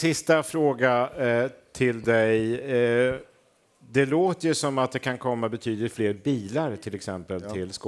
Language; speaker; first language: Swedish; native; Swedish